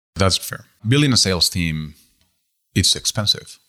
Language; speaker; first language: English; non-native, fluent; Spanish